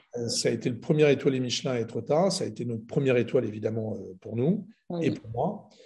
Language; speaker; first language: French; non-native, local second language; Arabic